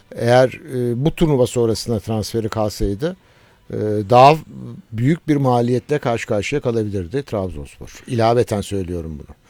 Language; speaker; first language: Turkish; native; Turkish